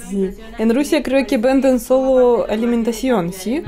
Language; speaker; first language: Spanish; non-native, fluent; Russian